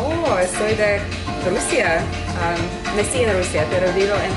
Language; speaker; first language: Spanish; non-native, learner; Russian